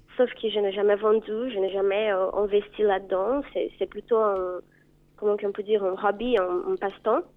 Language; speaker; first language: French; non-native, fluent; Portuguese